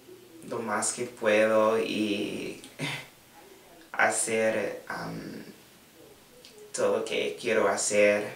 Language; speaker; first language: Spanish; non-native, learner; English